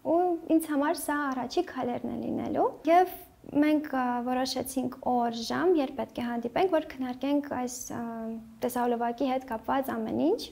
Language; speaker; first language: Armenian; early bilingual, heritage; Armenian